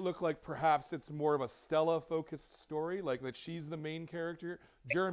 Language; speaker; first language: English; native; English